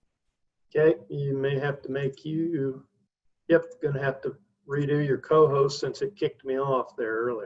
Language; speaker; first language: English; native; English